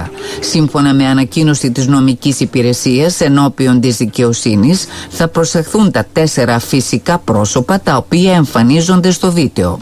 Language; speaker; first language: Greek; native; Greek